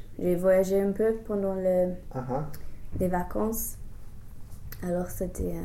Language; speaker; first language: French; non-native, fluent; English